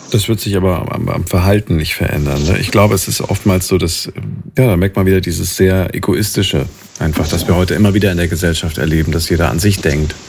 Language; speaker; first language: German; native; German